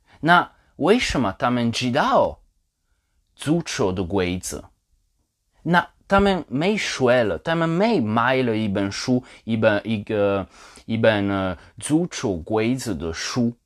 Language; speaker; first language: Chinese; non-native, learner; Polish